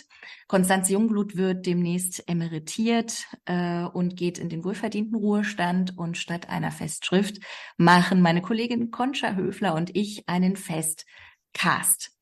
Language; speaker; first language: German; native; German